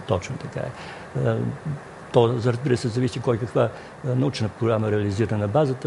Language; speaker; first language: Bulgarian; native; Bulgarian